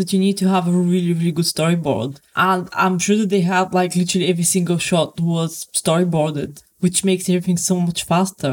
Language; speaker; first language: English; native; English